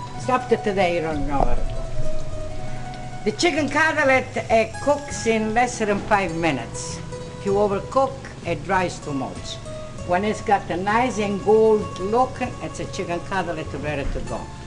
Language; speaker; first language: English; non-native, fluent; Italian